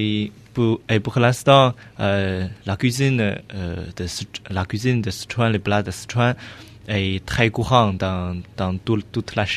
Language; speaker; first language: French; non-native, learner; Chinese